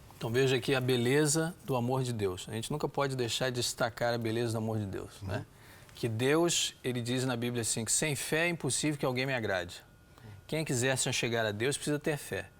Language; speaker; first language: Portuguese; native; Portuguese